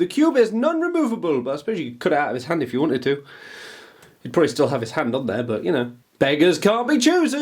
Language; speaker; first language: English; native; English